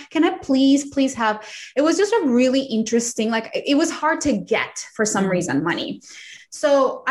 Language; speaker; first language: English; non-native, fluent; Spanish